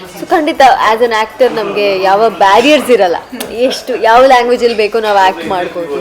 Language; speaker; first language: Kannada; non-native, local second language; Kodava